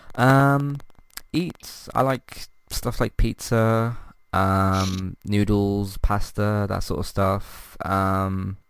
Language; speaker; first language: English; native; English